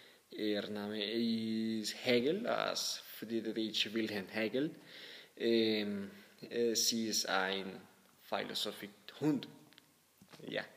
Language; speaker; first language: German; non-native, learner; Spanish